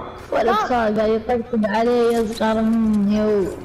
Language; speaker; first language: Arabic; native; Arabic